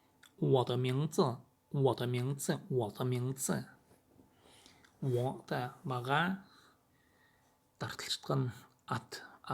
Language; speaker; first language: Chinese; non-native, learner; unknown